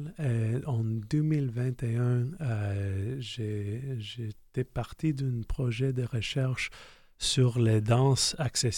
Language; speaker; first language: French; non-native, fluent; English